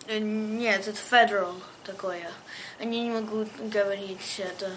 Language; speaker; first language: Russian; early bilingual, heritage; Russian